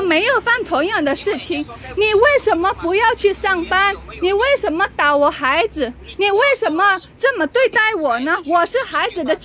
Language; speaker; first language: Chinese; non-native, fluent; Indonesian